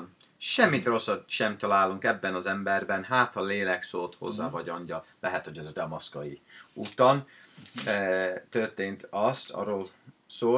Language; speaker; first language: Hungarian; non-native, learner; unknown